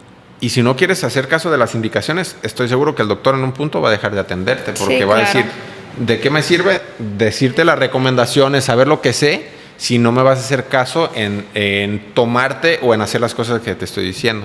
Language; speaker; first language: Spanish; native; Spanish